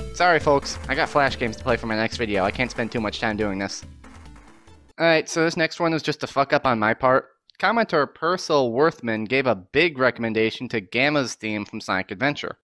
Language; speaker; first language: English; native; English